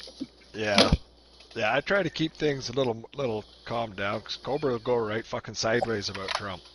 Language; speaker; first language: English; native; English